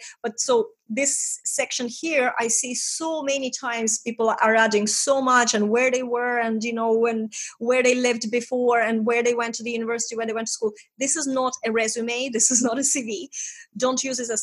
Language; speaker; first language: English; non-native, fluent; Estonian